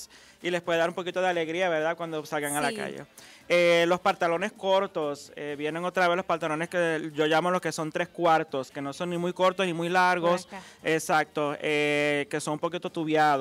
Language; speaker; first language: Spanish; native; Spanish